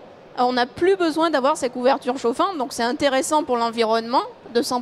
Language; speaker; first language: French; native; French